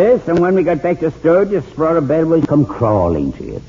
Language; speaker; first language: English; native; English